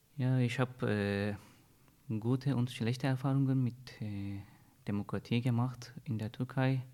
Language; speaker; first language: German; non-native, learner; Turkish